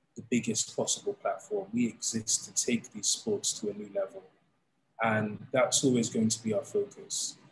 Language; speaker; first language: English; native; English